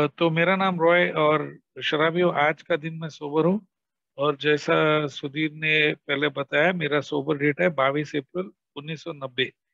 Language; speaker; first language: Hindi; non-native, local second language; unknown